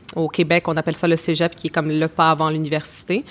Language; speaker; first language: French; native; French